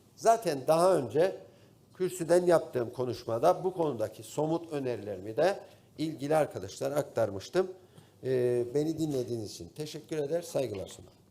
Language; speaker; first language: Turkish; native; Turkish